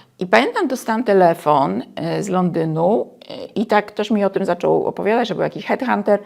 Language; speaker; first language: Polish; native; Polish